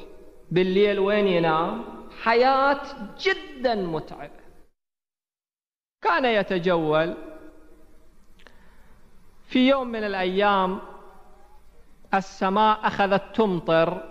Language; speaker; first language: Arabic; native; Arabic